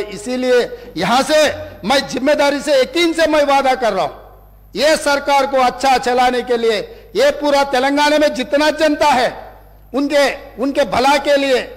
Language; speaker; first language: Hindi; non-native, local second language; Telugu